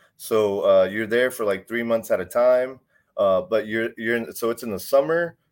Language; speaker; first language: English; native; English